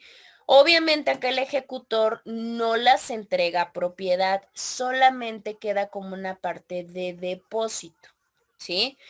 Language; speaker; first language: Spanish; native; Spanish